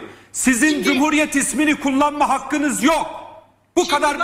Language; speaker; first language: Turkish; native; Turkish